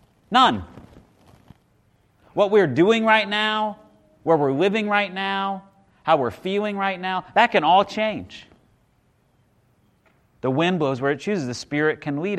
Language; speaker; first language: English; native; English